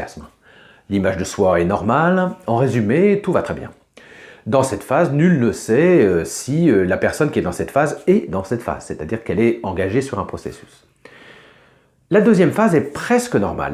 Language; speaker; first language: French; native; French